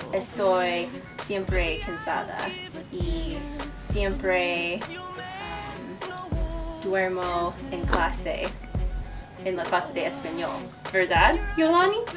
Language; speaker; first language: Spanish; non-native, learner; English